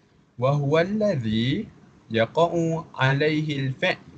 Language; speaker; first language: Arabic; non-native, fluent; Malay